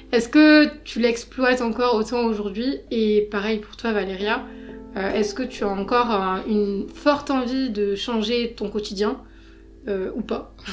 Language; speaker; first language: French; native; French